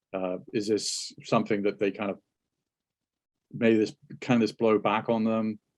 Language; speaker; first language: English; native; English